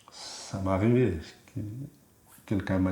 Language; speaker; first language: French; non-native, fluent; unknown